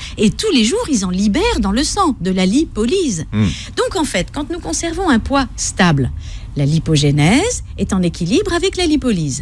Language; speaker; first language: French; native; French